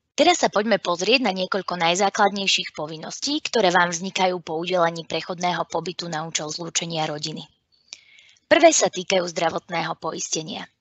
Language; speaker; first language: Slovak; native; Slovak